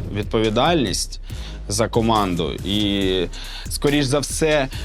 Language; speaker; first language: Ukrainian; native; Ukrainian